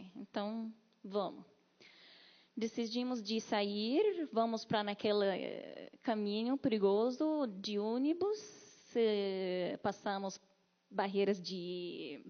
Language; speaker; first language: Portuguese; non-native, learner; Arabic